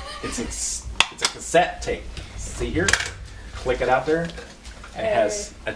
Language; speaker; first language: English; native; English